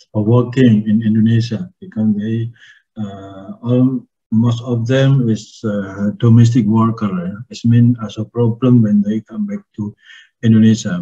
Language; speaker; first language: English; non-native, learner; Indonesian